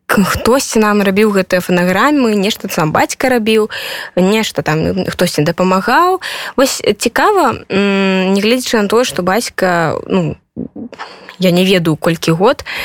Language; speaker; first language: Belarusian; non-native, local second language; Russian